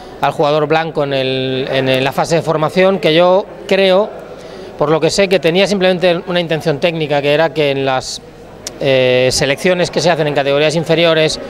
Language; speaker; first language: Spanish; native; Spanish